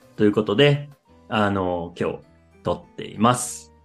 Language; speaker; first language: Japanese; native; Japanese